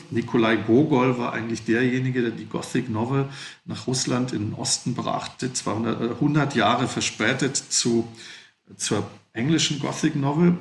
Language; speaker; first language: German; native; German